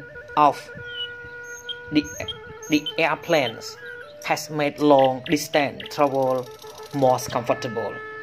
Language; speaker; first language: English; non-native, fluent; Khmer